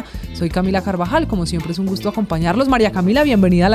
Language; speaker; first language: Spanish; native; Spanish